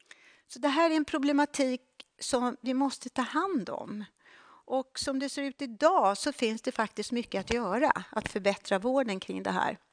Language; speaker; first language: Swedish; native; Swedish